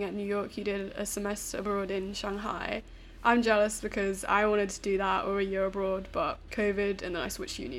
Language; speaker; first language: English; native; English